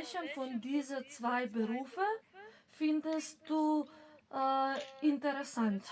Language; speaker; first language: German; non-native, fluent; Macedonian